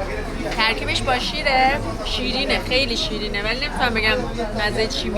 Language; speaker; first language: Persian; native; Persian